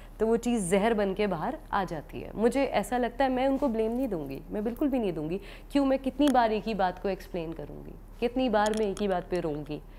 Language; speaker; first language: Urdu; native; Urdu